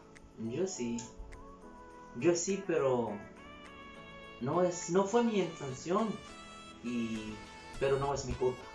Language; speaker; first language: Spanish; non-native, learner; Haitian Creole